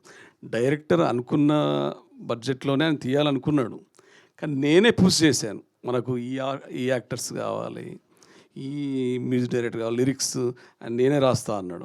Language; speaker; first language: Telugu; native; Telugu